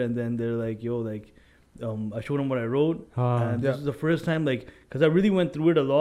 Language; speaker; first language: English; native; English